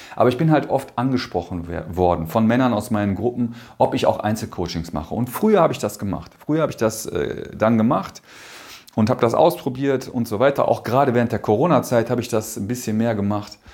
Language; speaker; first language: German; native; German